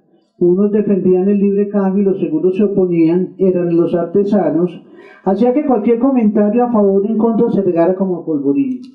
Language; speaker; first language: Spanish; native; Spanish